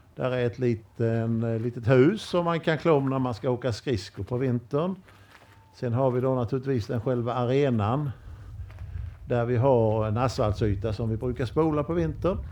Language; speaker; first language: Swedish; native; Swedish